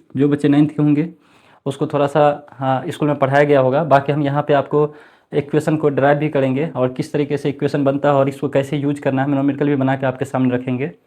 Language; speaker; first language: Hindi; native; Hindi